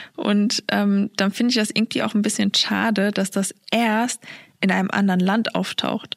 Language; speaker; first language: German; early bilingual, other home language; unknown